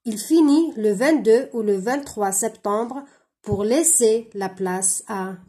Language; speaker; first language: French; non-native, local second language; Arabic